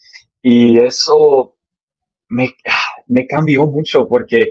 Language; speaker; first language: Spanish; early bilingual, heritage; English